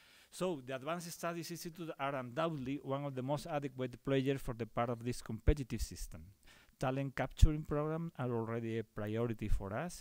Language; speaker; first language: English; non-native, fluent; Spanish